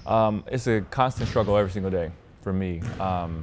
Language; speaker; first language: English; native; English